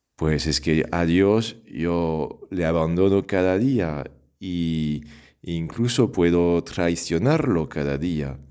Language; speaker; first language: Spanish; non-native, fluent; French